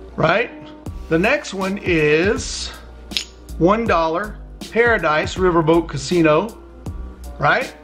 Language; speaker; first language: English; native; English